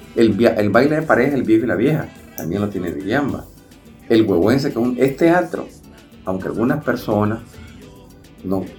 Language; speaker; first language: Spanish; native; Spanish